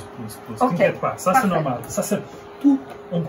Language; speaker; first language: French; non-native, learner; Portuguese